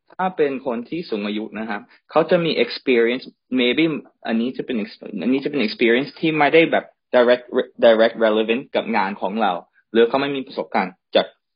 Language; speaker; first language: Thai; early bilingual, heritage; Thai